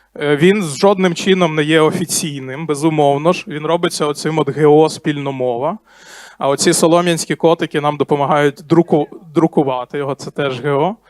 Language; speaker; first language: Ukrainian; non-native, local second language; Russian